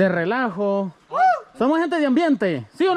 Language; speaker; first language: Spanish; native; Spanish